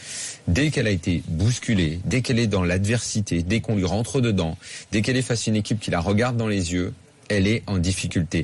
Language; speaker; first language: French; native; French